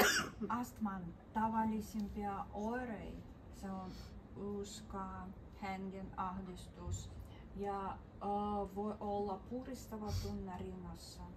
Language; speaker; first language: Finnish; non-native, learner; Russian